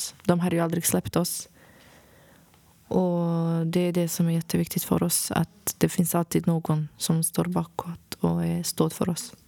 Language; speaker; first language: Swedish; non-native, fluent; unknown